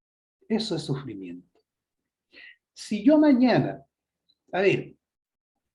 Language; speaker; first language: Spanish; native; Spanish